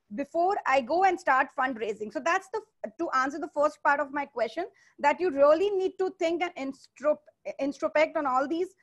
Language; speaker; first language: English; non-native, local second language; Hindi